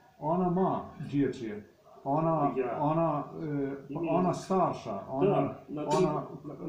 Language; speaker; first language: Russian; non-native, learner; Slovenian